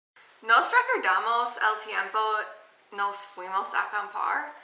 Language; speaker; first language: Spanish; non-native, learner; English